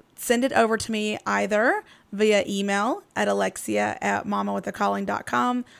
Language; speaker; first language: English; native; English